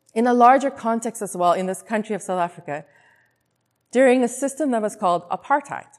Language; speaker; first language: English; non-native, local second language; Afrikaans